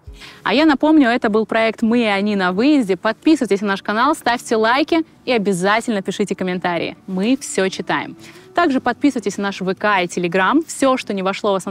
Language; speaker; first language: Russian; native; Russian